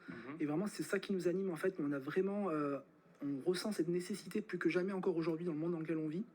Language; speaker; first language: French; native; French